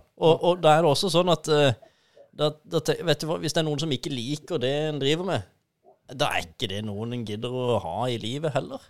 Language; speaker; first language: Norwegian; native; Norwegian